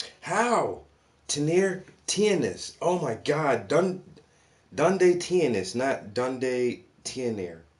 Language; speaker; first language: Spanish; non-native, learner; English